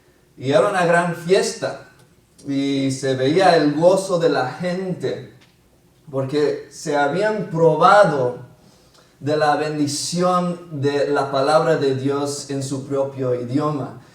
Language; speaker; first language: Spanish; non-native, fluent; English